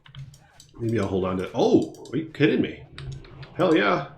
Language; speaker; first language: English; native; English